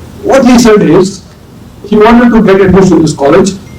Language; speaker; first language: English; non-native, local second language; Telugu